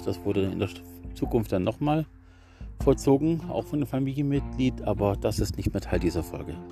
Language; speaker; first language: German; native; German